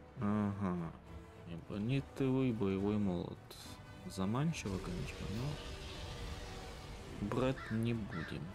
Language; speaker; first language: Russian; native; Russian